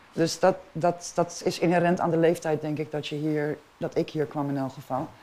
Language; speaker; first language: Dutch; non-native, local second language; Papiamento